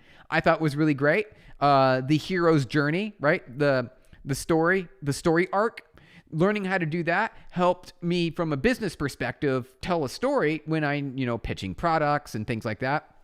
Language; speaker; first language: English; native; English